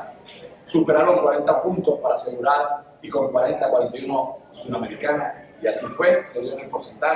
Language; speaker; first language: Spanish; native; Spanish